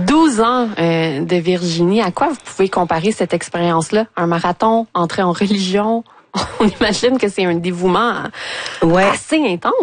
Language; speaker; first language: French; native; French